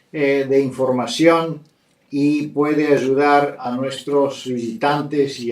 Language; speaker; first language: Spanish; non-native, fluent; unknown